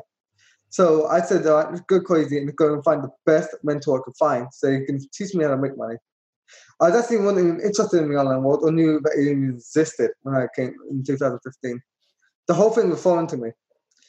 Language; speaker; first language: English; native; English